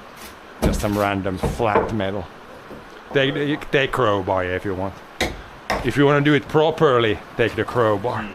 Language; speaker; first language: English; non-native, fluent; Swedish